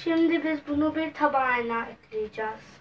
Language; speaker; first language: Turkish; non-native, learner; Urdu